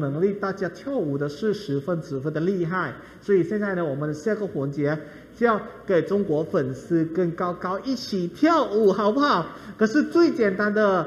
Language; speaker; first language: Chinese; non-native, fluent; Thai